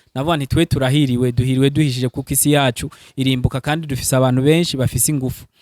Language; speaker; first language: Rundi; early bilingual, heritage; Rundi